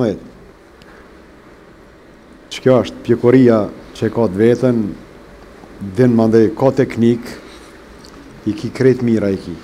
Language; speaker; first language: Albanian; native; Albanian